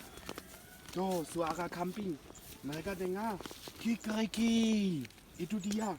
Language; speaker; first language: Indonesian; non-native, fluent; German